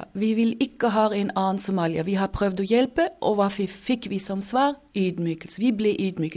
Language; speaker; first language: Norwegian; non-native, fluent; German